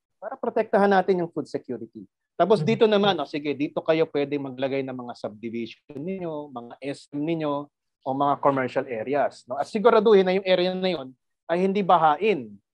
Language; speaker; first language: Filipino; non-native, local second language; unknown